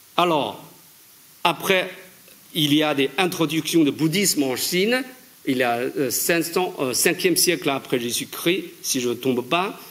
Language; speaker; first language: French; non-native, fluent; Chinese